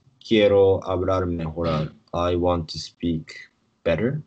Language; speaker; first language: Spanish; non-native, learner; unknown